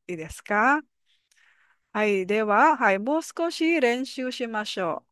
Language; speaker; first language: Japanese; non-native, fluent; Filipino